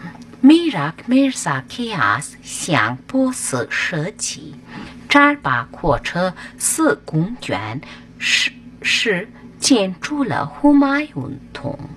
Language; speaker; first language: Chinese; non-native, learner; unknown